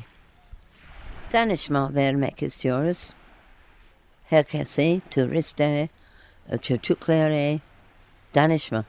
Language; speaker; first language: Turkish; non-native, learner; English